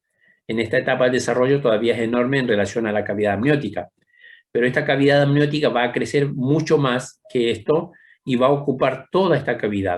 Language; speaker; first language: Spanish; native; Spanish